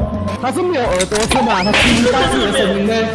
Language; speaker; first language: Chinese; native; Chinese